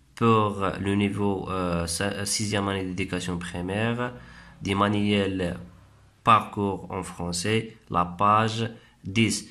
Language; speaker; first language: French; non-native, local second language; Arabic